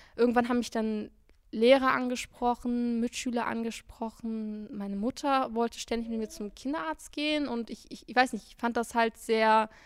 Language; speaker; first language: German; native; German